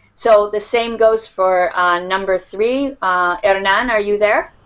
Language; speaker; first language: English; native; English